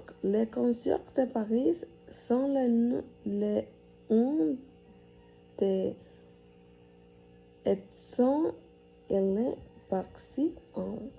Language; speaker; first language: French; non-native, learner; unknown